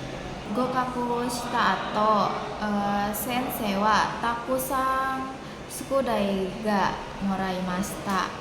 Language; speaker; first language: Japanese; non-native, learner; Indonesian